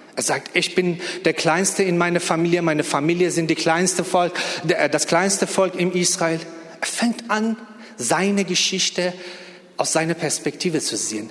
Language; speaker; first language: German; non-native, fluent; Persian